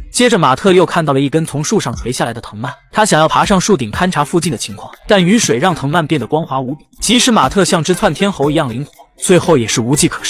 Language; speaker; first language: Chinese; native; Chinese